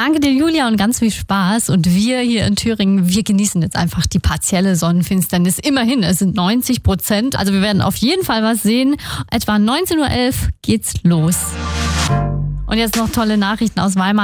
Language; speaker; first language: German; native; German